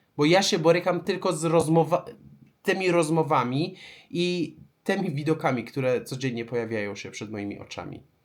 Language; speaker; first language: Polish; non-native, fluent; Persian